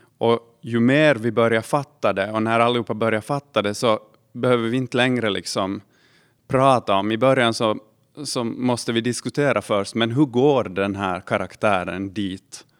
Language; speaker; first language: Swedish; native; Swedish